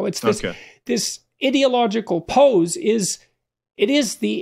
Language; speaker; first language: English; native; English